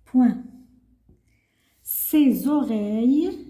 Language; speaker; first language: French; non-native, local second language; Arabic